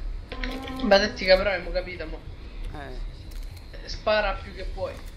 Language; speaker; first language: Italian; native; Italian